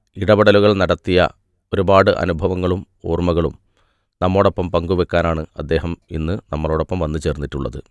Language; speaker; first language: Malayalam; native; Malayalam